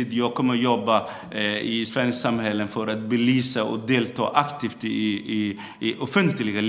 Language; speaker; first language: Swedish; non-native, learner; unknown